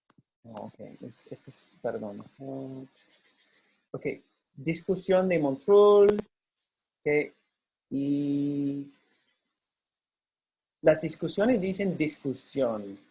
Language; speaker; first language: Spanish; non-native, fluent; English